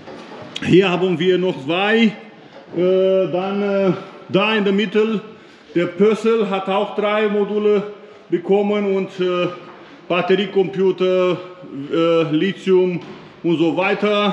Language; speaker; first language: German; non-native, learner; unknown